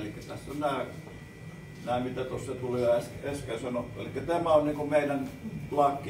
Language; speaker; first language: Finnish; native; Finnish